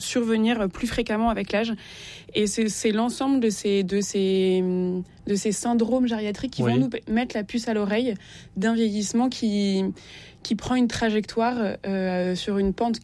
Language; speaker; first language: French; native; French